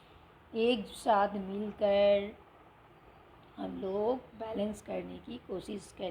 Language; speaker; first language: Hindi; non-native, local second language; Bangla